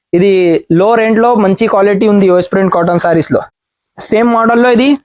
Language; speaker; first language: Telugu; non-native, learner; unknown